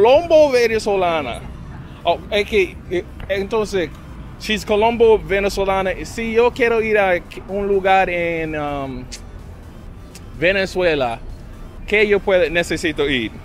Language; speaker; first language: Spanish; non-native, learner; English